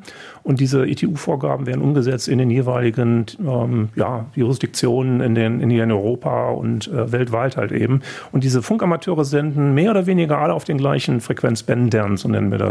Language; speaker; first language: German; native; German